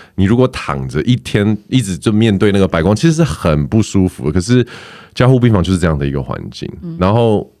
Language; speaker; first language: Chinese; native; Chinese